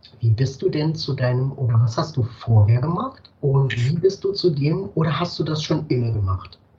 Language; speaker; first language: German; native; German